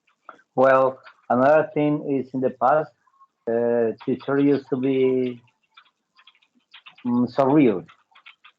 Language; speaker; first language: English; non-native, learner; Spanish